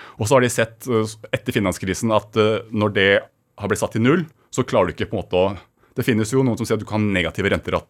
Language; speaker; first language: Norwegian; early bilingual, other home language; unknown